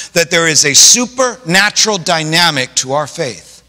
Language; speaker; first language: English; native; English